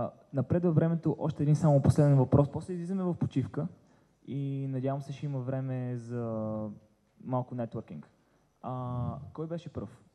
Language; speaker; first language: Bulgarian; native; Bulgarian